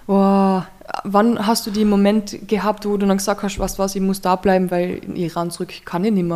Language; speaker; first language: German; native; German